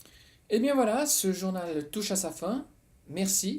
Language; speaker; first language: French; native; French